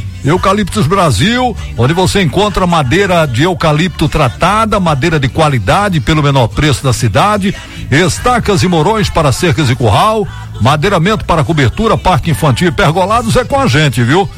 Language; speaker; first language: Portuguese; native; Portuguese